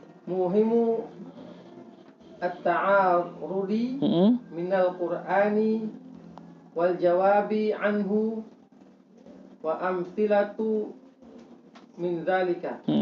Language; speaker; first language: Arabic; non-native, learner; Indonesian